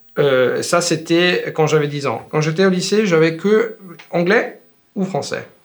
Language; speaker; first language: French; non-native, fluent; Italian